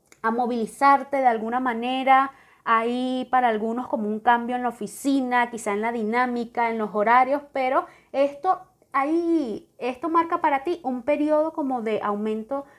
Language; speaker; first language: Spanish; native; Spanish